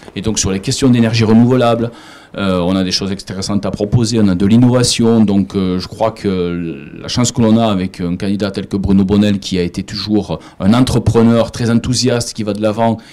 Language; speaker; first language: French; native; French